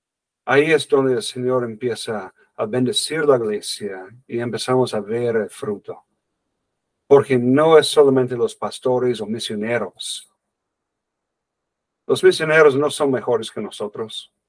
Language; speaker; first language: Spanish; non-native, fluent; English